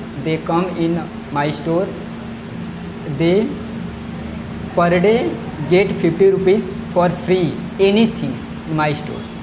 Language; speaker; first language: English; non-native, learner; Hindi